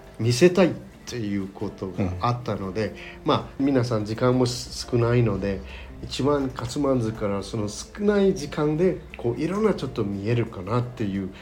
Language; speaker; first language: Japanese; non-native, fluent; Nepali